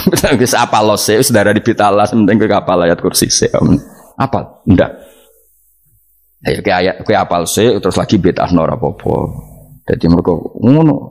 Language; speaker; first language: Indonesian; non-native, local second language; Javanese